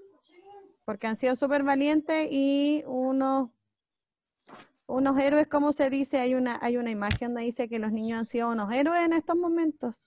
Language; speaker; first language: Spanish; native; Spanish